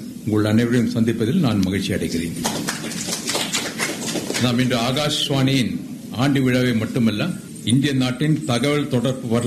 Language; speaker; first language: Tamil; native; Tamil